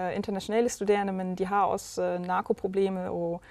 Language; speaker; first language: Danish; non-native, fluent; German